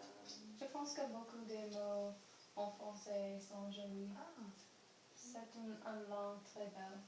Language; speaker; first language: French; non-native, learner; English